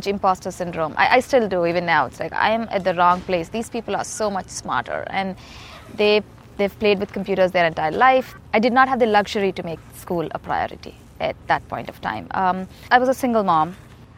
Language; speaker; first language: English; non-native, local second language; Telugu